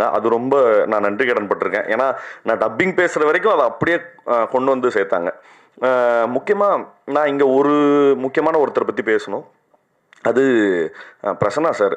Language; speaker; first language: Tamil; native; Tamil